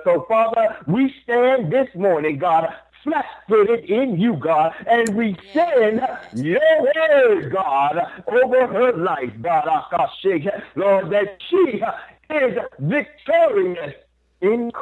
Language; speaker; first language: English; native; English